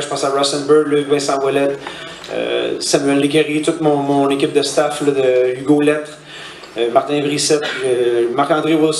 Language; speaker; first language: French; native; French